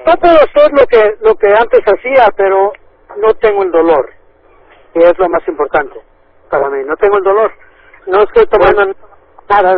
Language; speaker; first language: Spanish; early bilingual, heritage; Spanish